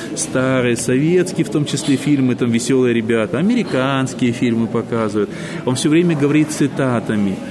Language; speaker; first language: Russian; native; Russian